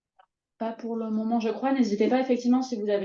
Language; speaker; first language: French; native; French